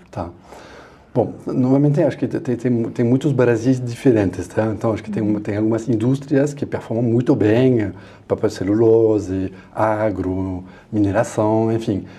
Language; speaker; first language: Portuguese; non-native, fluent; French